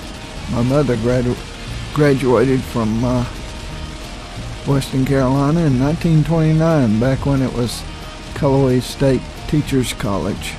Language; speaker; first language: English; native; English